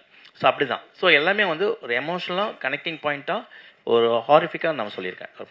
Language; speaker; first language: Tamil; native; Tamil